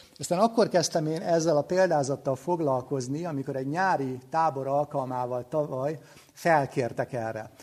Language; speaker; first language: Hungarian; native; Hungarian